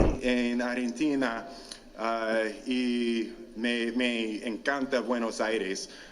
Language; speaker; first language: Spanish; non-native, learner; English